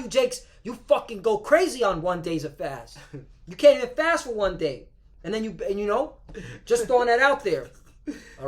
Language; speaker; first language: English; native; English